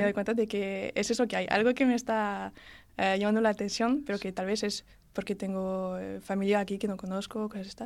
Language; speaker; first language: Spanish; early bilingual, heritage; French